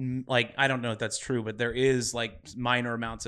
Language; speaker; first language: English; native; English